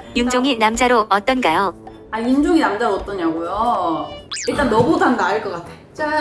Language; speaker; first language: Korean; native; Korean